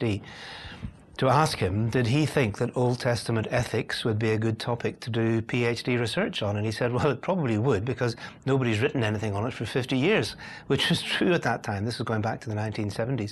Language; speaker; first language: English; native; English